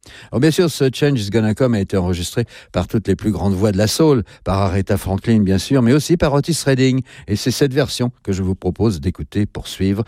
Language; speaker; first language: French; native; French